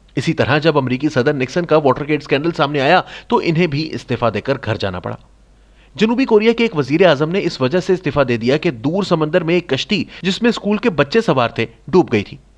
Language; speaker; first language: Urdu; non-native, local second language; Saraiki